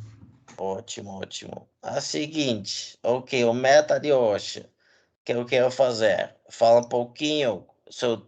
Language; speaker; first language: Portuguese; non-native, learner; English